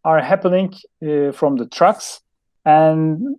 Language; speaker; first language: English; non-native, fluent; Turkish